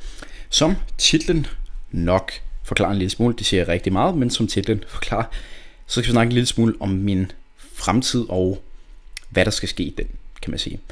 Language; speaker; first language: Danish; native; Danish